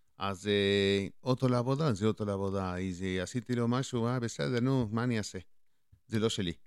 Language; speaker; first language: Hebrew; non-native, fluent; Spanish